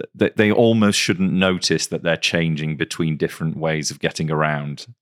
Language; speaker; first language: English; native; English